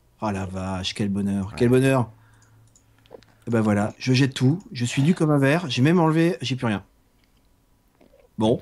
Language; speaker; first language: French; native; French